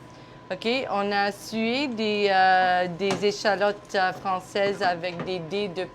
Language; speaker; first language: French; non-native, local second language; English